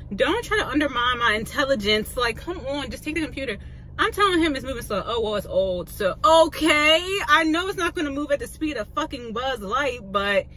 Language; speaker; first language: English; native; English